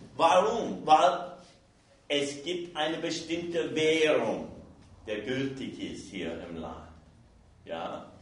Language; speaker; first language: German; non-native, fluent; English